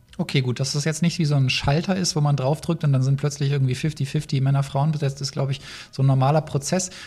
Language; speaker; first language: German; native; German